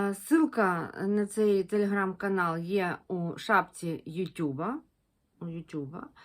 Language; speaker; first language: Ukrainian; non-native, local second language; Russian